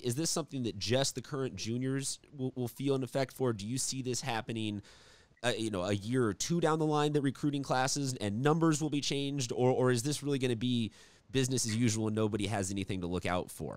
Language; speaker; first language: English; native; English